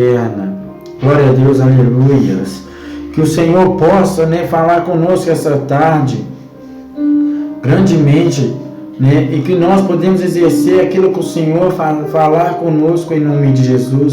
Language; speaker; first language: Portuguese; native; Portuguese